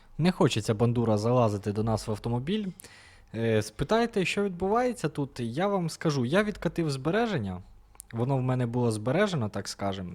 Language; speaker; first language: Ukrainian; non-native, local second language; Russian